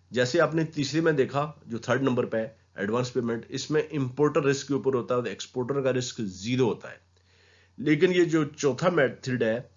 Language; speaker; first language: Urdu; non-native, local second language; Punjabi